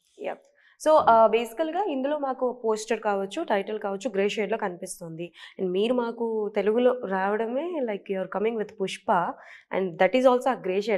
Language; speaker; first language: Telugu; native; Telugu